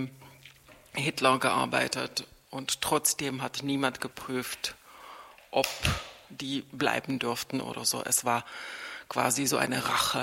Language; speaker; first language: German; non-native, fluent; Czech